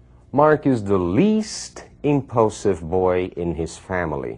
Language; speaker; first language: English; non-native, fluent; Portuguese